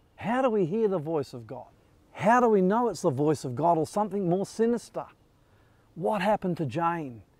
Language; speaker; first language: English; native; English